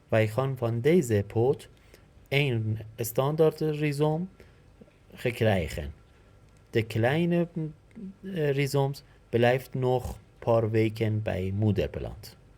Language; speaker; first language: Dutch; non-native, learner; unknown